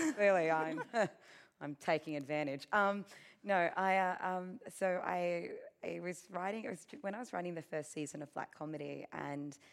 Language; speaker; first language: English; native; English